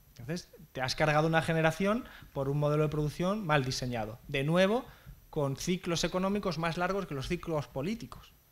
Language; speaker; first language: Spanish; native; Spanish